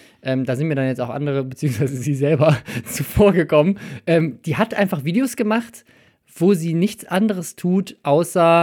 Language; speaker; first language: German; native; German